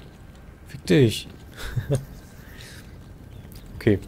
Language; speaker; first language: German; native; German